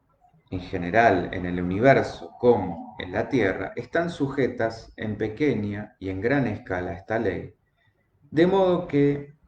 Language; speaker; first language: Spanish; native; Spanish